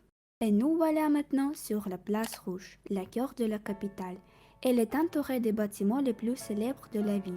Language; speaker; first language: French; non-native, fluent; Russian